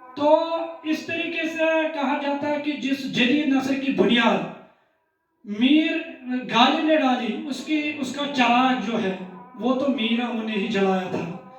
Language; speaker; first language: Urdu; non-native, local second language; Kashmiri